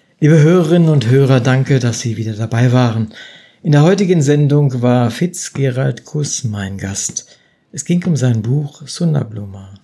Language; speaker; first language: German; native; German